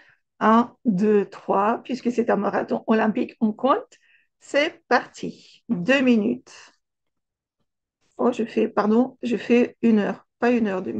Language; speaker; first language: French; non-native, fluent; Russian